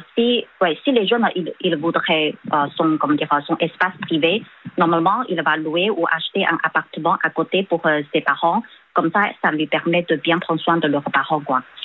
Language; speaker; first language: French; non-native, fluent; Chinese